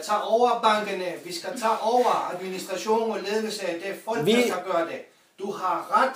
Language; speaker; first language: Danish; non-native, fluent; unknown